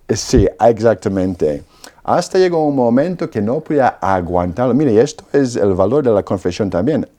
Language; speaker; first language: Spanish; non-native, fluent; Polish